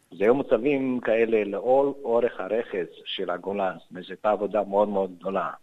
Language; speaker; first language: Hebrew; non-native, fluent; Romanian